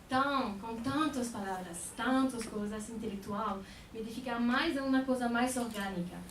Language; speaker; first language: Portuguese; non-native, fluent; French